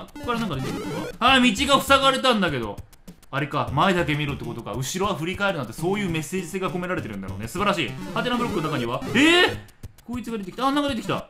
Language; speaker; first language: Japanese; native; Japanese